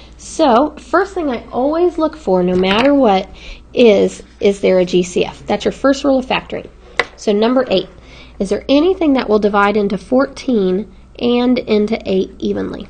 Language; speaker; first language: English; native; English